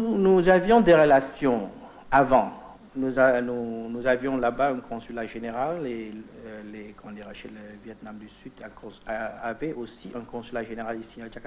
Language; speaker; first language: French; non-native, fluent; Indonesian